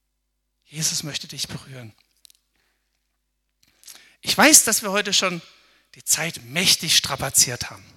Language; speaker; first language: German; native; German